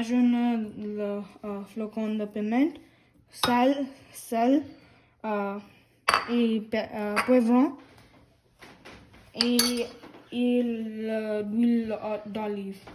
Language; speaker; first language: French; non-native, learner; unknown